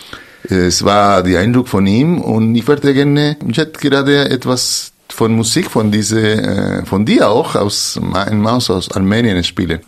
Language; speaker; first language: German; non-native, fluent; Spanish